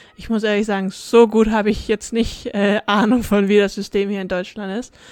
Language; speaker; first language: German; early bilingual, heritage; Danish